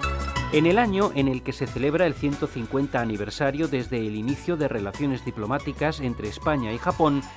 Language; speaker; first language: Spanish; native; Spanish